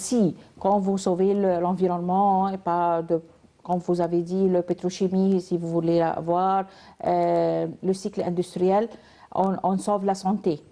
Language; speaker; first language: French; non-native, learner; Arabic